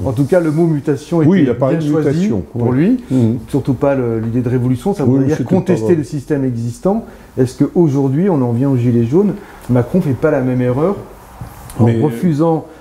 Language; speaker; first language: French; native; French